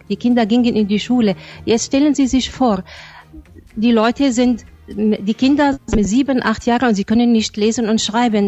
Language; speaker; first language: German; non-native, fluent; Arabic